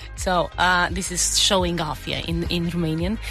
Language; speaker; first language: English; non-native, fluent; Romanian